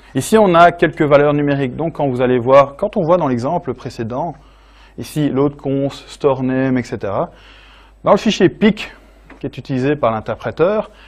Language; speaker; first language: French; native; French